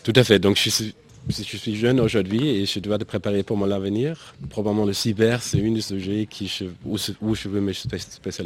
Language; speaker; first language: French; non-native, fluent; German